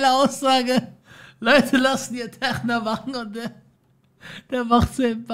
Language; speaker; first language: German; native; German